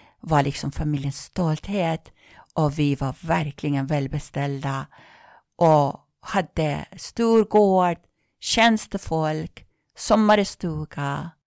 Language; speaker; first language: Swedish; non-native, fluent; Persian